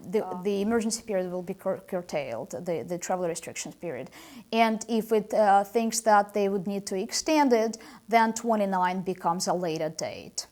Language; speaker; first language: English; non-native, fluent; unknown